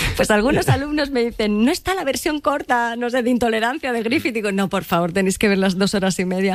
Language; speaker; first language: Spanish; native; Spanish